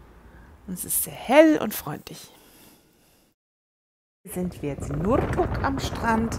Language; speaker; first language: German; native; German